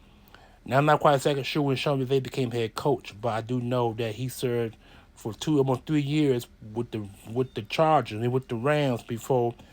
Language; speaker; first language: English; native; English